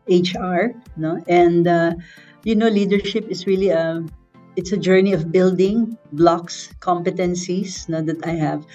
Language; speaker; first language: English; non-native, local second language; Filipino